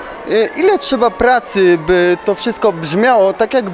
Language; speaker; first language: Polish; native; Polish